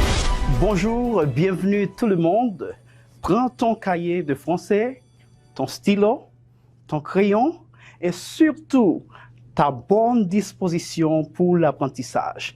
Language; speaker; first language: French; non-native, fluent; Spanish